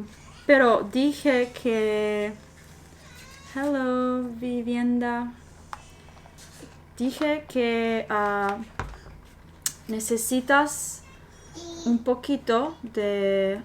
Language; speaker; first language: Spanish; non-native, fluent; English